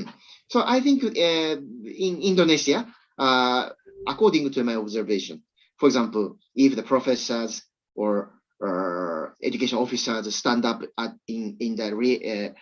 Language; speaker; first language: English; non-native, learner; Japanese